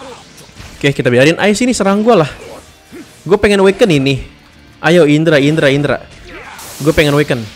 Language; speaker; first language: Indonesian; native; Indonesian